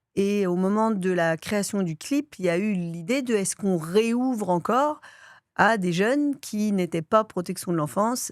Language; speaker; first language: French; native; French